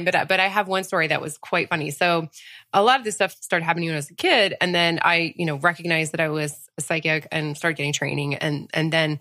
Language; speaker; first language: English; early bilingual, other home language; French